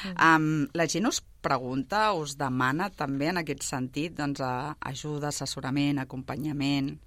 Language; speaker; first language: Catalan; native; Catalan